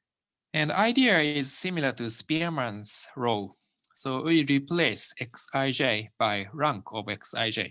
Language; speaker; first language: English; non-native, fluent; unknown